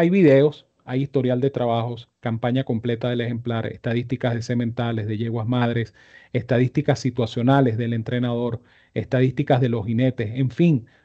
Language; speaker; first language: Spanish; native; Spanish